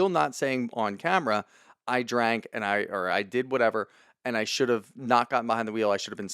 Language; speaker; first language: English; native; English